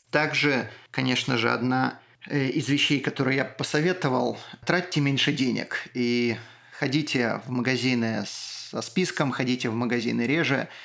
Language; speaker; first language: Russian; native; Russian